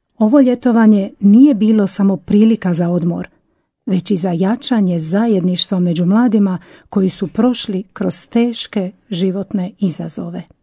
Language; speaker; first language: Croatian; native; Croatian